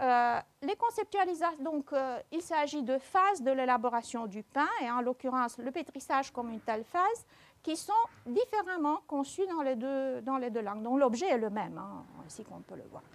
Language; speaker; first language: French; non-native, fluent; Portuguese